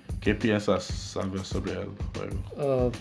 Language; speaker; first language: Spanish; non-native, learner; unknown